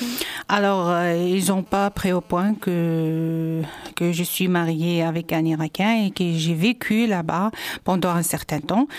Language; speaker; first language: French; non-native, local second language; Arabic